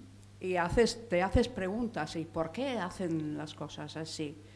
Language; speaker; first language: Spanish; non-native, fluent; English